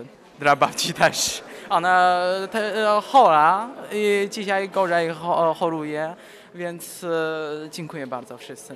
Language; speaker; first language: Polish; non-native, learner; Chinese